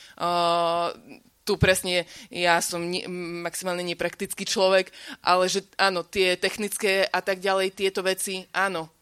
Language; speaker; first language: Slovak; native; Slovak